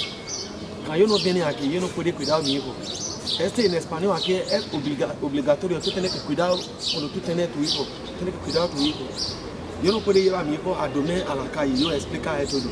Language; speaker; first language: Spanish; non-native, learner; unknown